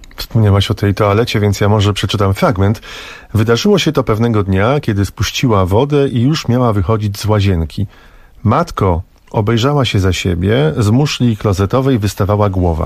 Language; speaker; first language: Polish; native; Polish